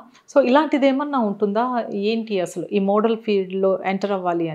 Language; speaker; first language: Telugu; native; Telugu